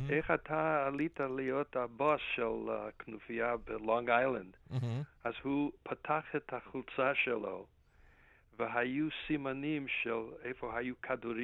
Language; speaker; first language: Hebrew; non-native, fluent; English